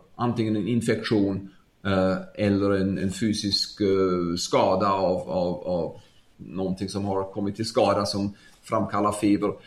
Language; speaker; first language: Swedish; non-native, fluent; German